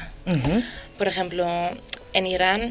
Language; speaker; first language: Spanish; non-native, fluent; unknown